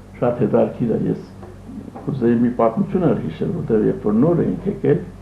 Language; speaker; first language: Armenian; early bilingual, other home language; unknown